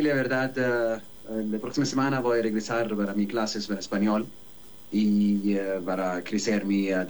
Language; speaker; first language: Spanish; non-native, learner; Arabic